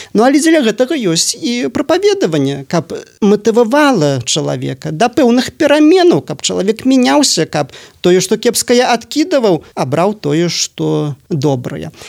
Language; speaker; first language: Belarusian; native; Belarusian